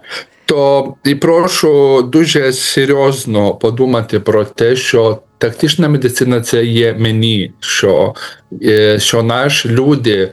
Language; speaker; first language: Ukrainian; non-native, learner; Lithuanian